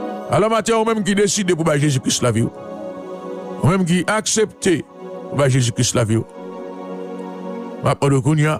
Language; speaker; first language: French; non-native, local second language; Haitian Creole